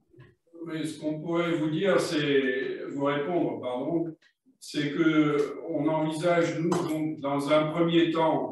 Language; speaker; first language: French; native; French